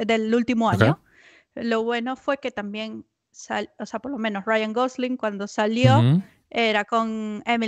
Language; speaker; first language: Spanish; native; Spanish